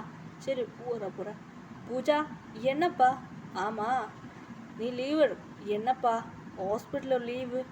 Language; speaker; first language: Tamil; non-native, learner; Malayalam